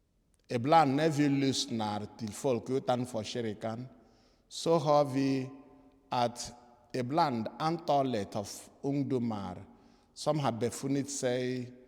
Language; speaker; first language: Swedish; non-native, fluent; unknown